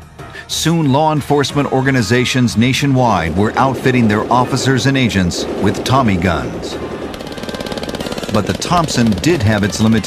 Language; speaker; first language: English; native; English